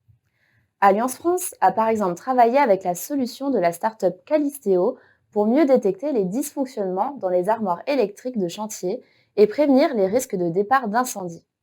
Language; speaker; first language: French; native; French